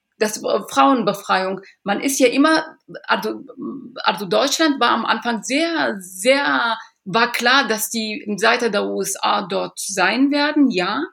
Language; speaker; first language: German; early bilingual, other home language; Persian